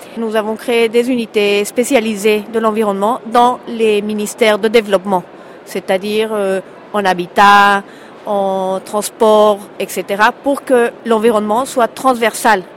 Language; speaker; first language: French; early bilingual, heritage; French